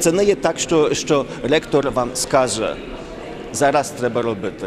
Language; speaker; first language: Ukrainian; non-native, learner; Polish